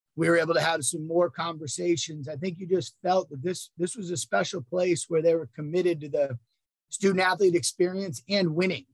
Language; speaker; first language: English; native; English